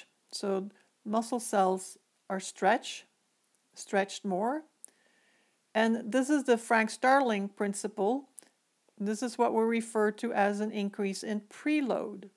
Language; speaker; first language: English; native; English